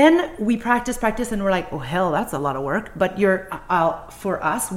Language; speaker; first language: English; non-native, fluent; French